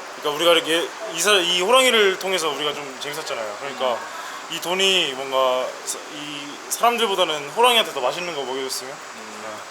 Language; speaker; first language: Korean; native; Korean